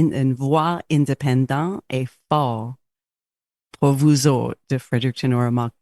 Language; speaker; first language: French; non-native, local second language; English